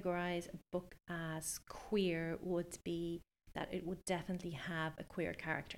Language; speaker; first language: English; non-native, fluent; Polish